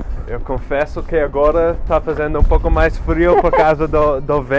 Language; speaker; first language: Portuguese; non-native, fluent; English